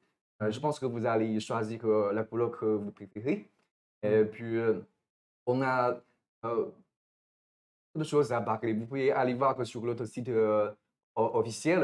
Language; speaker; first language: French; non-native, fluent; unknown